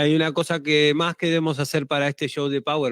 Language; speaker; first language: Spanish; native; Spanish